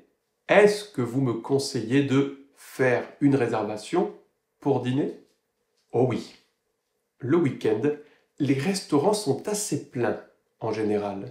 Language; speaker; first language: French; native; French